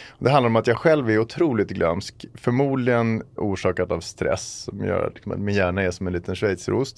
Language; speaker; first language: Swedish; native; Swedish